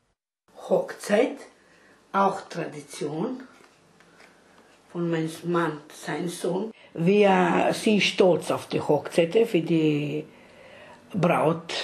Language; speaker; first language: German; non-native, learner; Romany